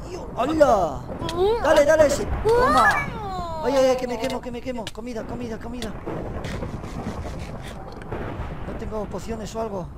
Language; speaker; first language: Spanish; native; Spanish